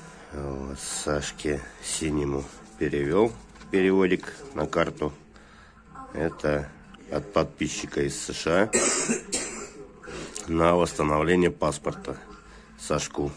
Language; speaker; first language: Russian; native; Russian